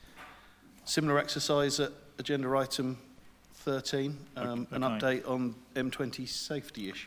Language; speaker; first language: English; native; English